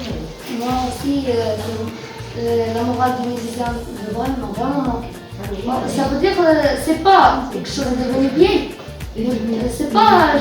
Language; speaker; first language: French; non-native, learner; Arabic